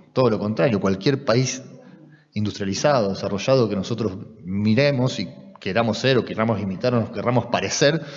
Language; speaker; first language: Spanish; native; Spanish